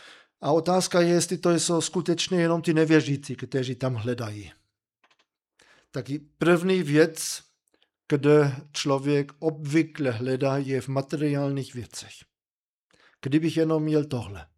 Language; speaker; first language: Czech; non-native, fluent; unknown